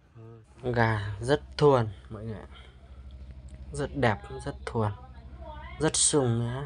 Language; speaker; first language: Vietnamese; non-native, local second language; Hmong